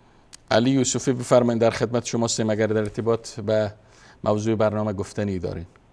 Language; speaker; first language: Persian; native; Persian